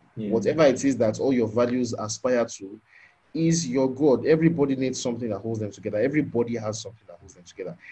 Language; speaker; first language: English; non-native, local second language; Yoruba